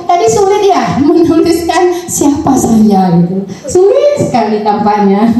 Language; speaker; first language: Indonesian; native; Indonesian